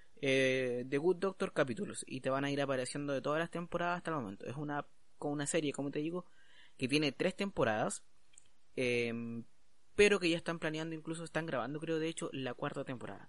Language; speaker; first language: Spanish; native; Spanish